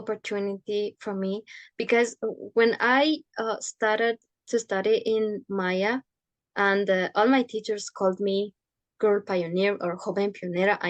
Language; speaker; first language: English; non-native, learner; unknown